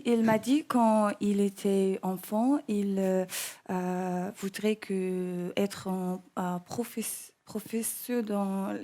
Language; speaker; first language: French; non-native, learner; English